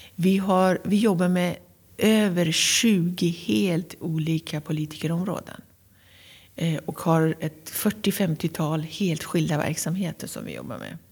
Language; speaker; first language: Swedish; non-native, fluent; Persian